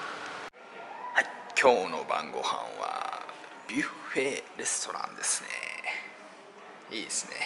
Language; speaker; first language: Japanese; native; Japanese